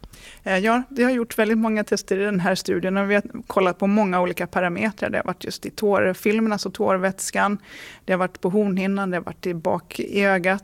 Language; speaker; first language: Swedish; native; Swedish